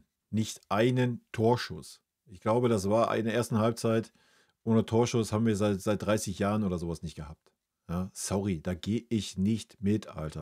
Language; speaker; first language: German; native; German